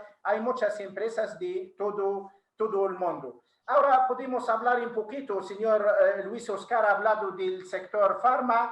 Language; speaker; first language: Spanish; non-native, fluent; Arabic